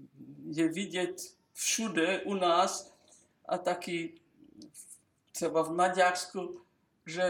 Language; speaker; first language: Czech; non-native, local second language; German